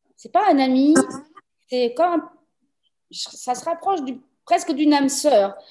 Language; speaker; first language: French; early bilingual, other home language; Portuguese